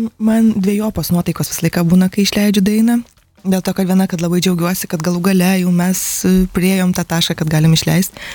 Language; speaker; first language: Lithuanian; native; Lithuanian